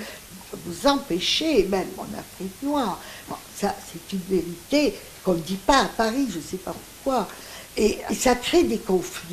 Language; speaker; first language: French; non-native, local second language; Greek